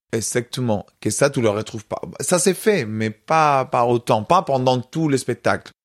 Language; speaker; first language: French; non-native, fluent; Spanish